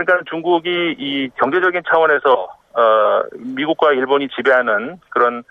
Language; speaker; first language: Korean; native; Korean